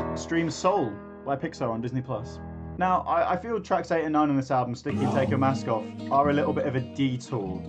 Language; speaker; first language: English; native; English